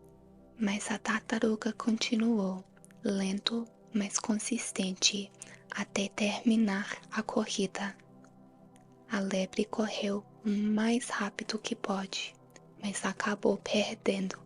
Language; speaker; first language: Portuguese; non-native, fluent; English